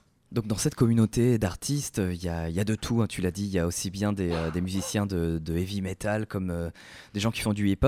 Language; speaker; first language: French; native; French